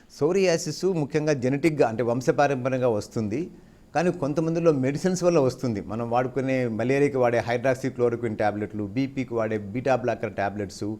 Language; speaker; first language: Telugu; native; Telugu